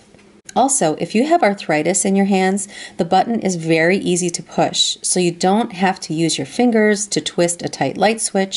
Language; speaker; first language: English; native; English